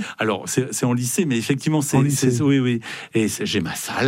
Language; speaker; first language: French; native; French